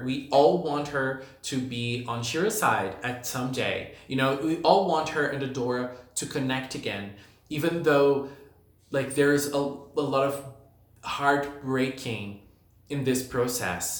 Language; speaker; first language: English; non-native, fluent; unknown